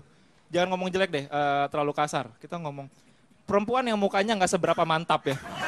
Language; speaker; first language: Indonesian; native; Indonesian